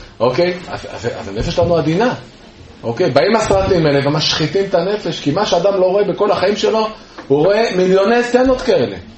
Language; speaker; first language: Hebrew; native; Hebrew